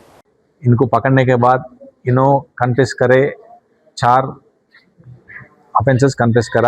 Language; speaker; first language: Hindi; non-native, local second language; Telugu